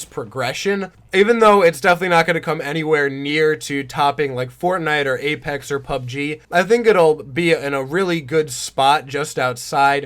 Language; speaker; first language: English; native; English